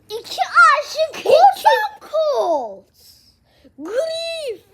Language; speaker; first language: Turkish; native; Turkish